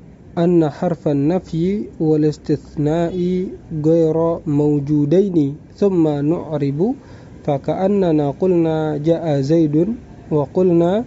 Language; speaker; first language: Arabic; non-native, fluent; Indonesian